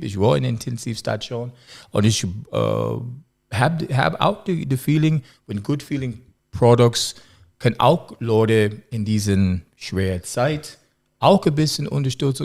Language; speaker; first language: German; non-native, learner; English